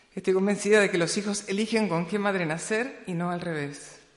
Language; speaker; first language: Spanish; native; Spanish